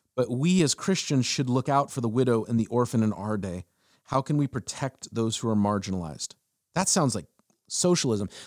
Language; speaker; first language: English; early bilingual, other home language; German